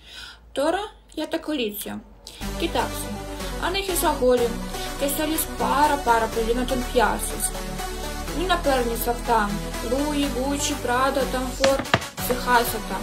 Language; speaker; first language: Greek; non-native, fluent; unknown